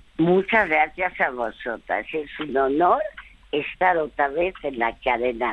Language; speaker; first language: Spanish; early bilingual, other home language; French